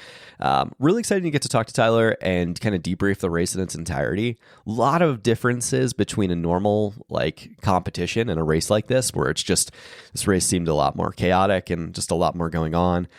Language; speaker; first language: English; native; English